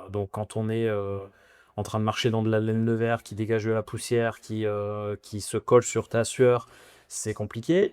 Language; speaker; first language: French; native; French